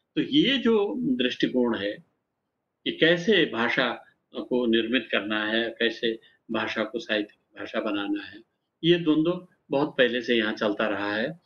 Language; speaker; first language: Hindi; native; Hindi